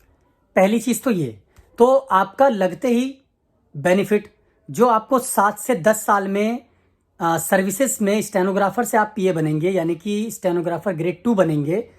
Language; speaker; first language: Hindi; native; Hindi